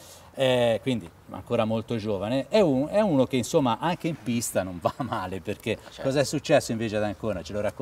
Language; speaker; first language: Italian; native; Italian